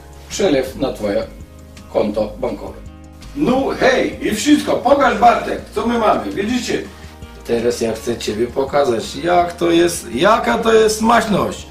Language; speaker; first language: Polish; non-native, fluent; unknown